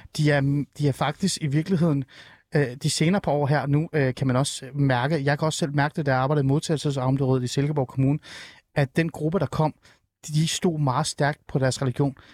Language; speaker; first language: Danish; early bilingual, other home language; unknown